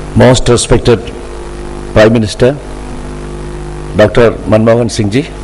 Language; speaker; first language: English; non-native, local second language; Malayalam